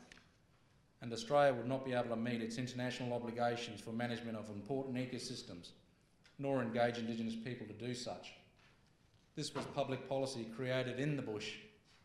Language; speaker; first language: English; native; English